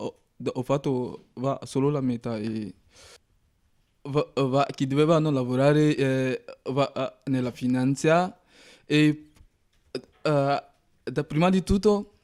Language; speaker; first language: Italian; non-native, learner; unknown